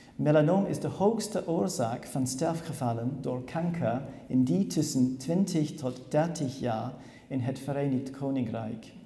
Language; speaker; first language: Dutch; non-native, learner; English